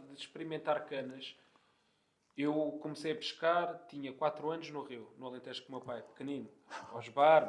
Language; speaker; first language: Portuguese; native; Portuguese